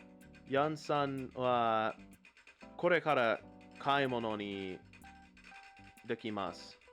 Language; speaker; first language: Japanese; non-native, learner; English